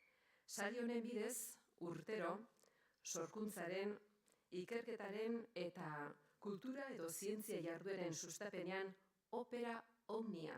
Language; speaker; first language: Basque; native; Basque